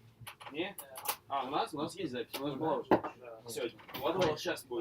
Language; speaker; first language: Russian; native; Russian